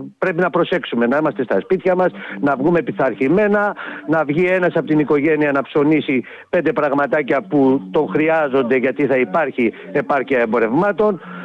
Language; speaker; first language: Greek; native; Greek